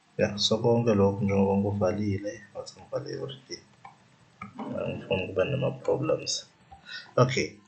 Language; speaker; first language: Zulu; non-native, local second language; Swati